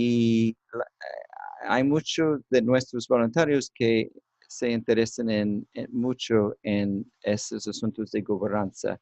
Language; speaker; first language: Spanish; non-native, learner; English